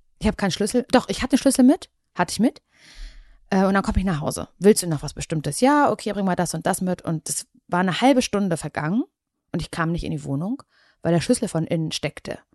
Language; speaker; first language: German; native; German